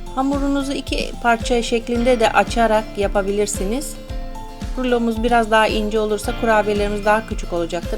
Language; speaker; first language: Turkish; native; Turkish